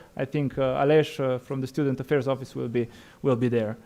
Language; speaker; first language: English; non-native, fluent; Slovenian